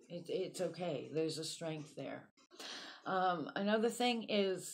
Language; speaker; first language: English; native; English